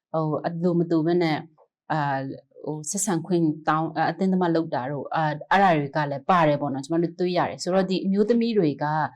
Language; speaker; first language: Burmese; non-native, local second language; Kachin